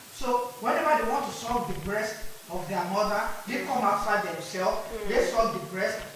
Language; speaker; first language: English; non-native, local second language; Yoruba